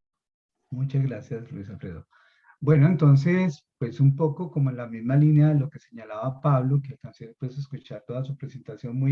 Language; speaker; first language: Spanish; native; Spanish